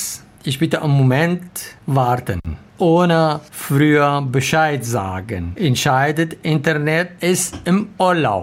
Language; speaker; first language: German; non-native, learner; Arabic